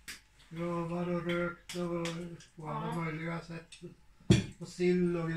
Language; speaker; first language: Swedish; native; Swedish